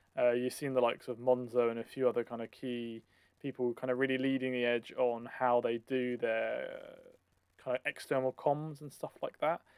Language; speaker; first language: English; native; English